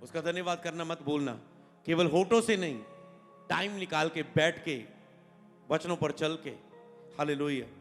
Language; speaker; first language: Hindi; non-native, local second language; Punjabi